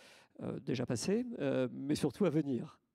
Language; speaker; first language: French; native; French